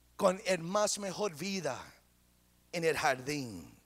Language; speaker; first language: Spanish; non-native, learner; English